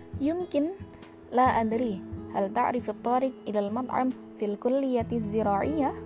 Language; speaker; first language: Arabic; non-native, learner; Indonesian